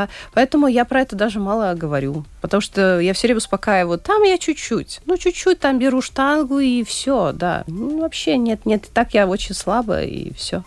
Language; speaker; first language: Russian; native; Russian